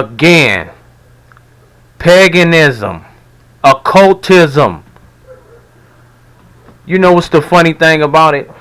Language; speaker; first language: English; native; English